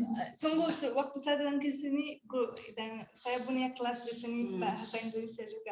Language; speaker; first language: Indonesian; non-native, learner; Arabic